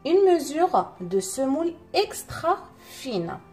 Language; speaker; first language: French; non-native, local second language; Arabic